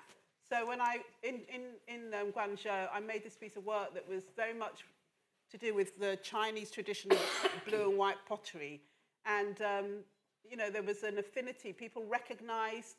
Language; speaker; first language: English; native; English